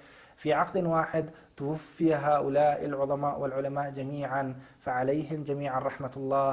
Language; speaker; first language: Arabic; native; Arabic